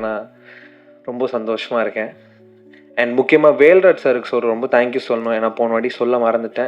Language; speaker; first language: Tamil; native; Tamil